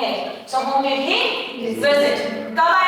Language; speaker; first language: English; non-native, local second language; Hindi